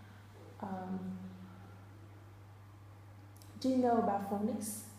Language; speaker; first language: English; non-native, fluent; Vietnamese